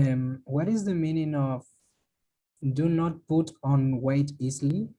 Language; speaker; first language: English; non-native, learner; Spanish